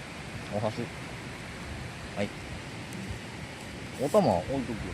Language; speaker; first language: Japanese; native; Japanese